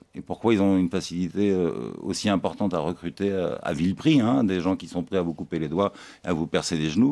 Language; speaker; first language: French; native; French